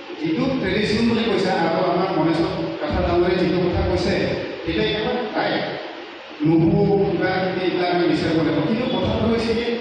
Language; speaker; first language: Assamese; non-native, local second language; Karbi